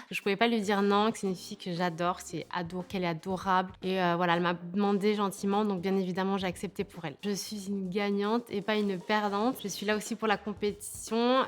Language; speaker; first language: French; native; French